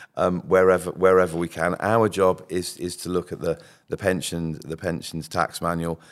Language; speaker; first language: English; native; English